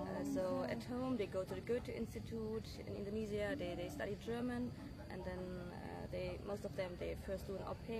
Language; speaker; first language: English; non-native, fluent; German